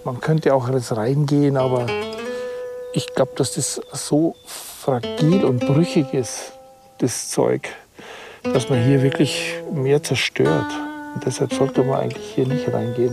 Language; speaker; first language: German; native; German